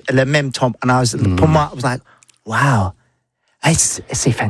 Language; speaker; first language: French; non-native, learner; English